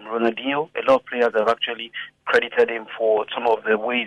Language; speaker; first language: English; non-native, local second language; Yoruba